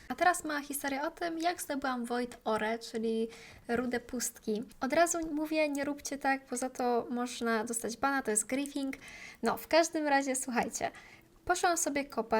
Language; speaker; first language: Polish; native; Polish